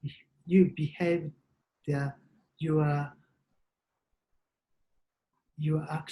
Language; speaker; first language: English; non-native, learner; Japanese